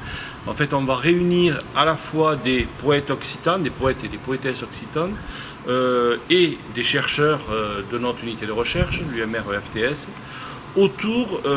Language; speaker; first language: French; native; French